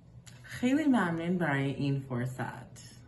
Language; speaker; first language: Persian; non-native, learner; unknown